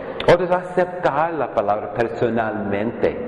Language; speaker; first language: Spanish; non-native, fluent; English